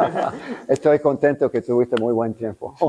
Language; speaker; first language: Spanish; non-native, local second language; English